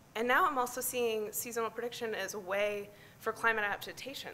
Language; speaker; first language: English; native; English